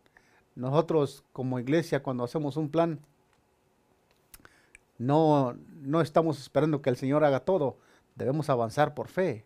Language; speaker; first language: Spanish; native; Spanish